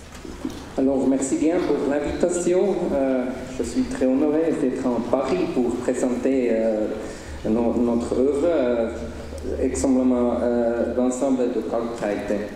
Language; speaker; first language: French; non-native, learner; German